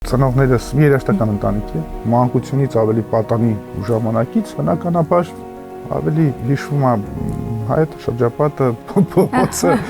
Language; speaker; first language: Armenian; native; Armenian